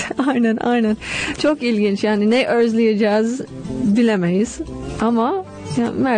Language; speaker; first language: Turkish; non-native, fluent; English